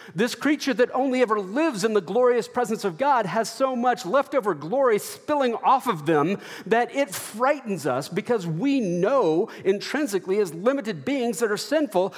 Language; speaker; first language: English; native; English